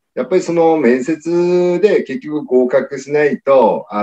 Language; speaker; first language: Japanese; native; Japanese